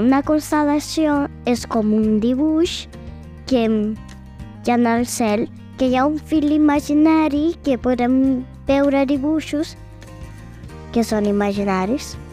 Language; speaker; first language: Catalan; non-native, local second language; Spanish